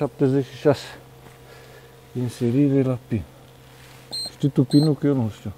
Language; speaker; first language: Romanian; native; Romanian